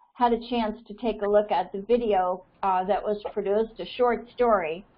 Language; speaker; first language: English; native; English